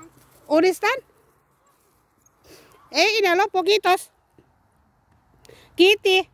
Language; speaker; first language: Finnish; non-native, learner; Cebuano